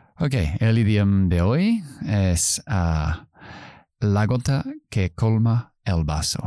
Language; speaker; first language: Spanish; non-native, fluent; English